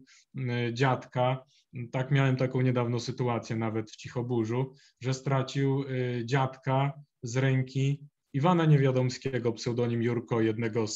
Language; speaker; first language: Polish; native; Polish